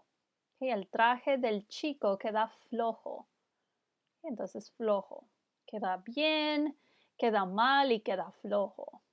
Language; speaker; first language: Spanish; non-native, fluent; English